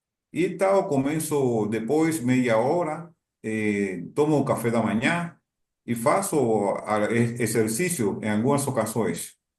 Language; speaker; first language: Portuguese; non-native, learner; Spanish